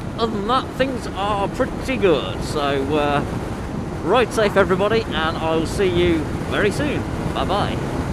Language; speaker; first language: English; native; English